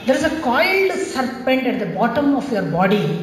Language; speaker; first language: English; non-native, local second language; Kannada